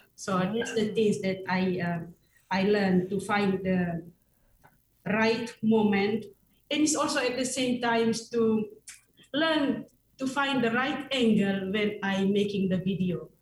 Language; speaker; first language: English; non-native, fluent; Indonesian